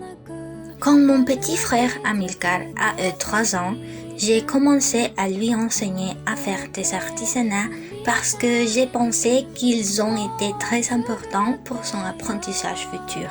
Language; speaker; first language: French; non-native, learner; Spanish